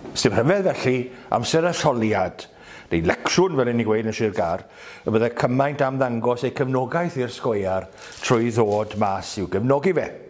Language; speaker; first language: Welsh; native; Welsh